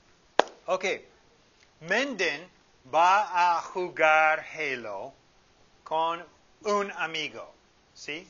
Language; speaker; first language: Spanish; non-native, fluent; English